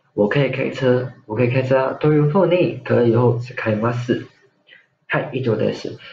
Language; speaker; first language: Japanese; non-native, fluent; Chinese